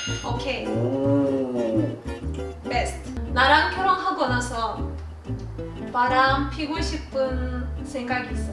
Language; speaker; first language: Korean; non-native, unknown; Russian